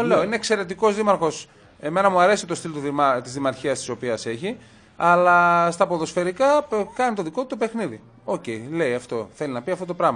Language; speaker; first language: Greek; native; Greek